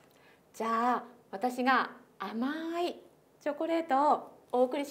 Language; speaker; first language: Japanese; native; Japanese